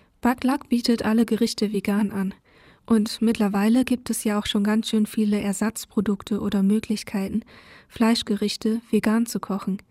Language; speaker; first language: German; early bilingual, other home language; Vietnamese